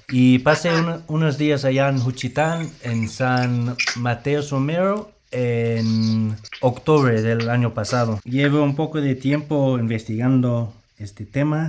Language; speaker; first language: Spanish; non-native, fluent; English